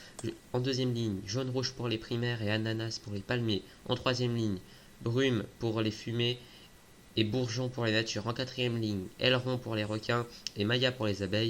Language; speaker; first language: French; native; French